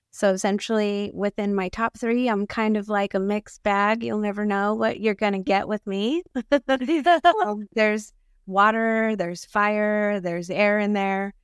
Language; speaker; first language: English; early bilingual, other home language; Filipino